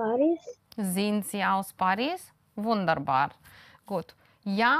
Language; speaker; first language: German; non-native, fluent; Romanian